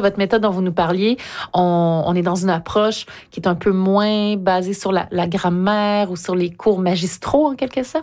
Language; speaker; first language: French; native; French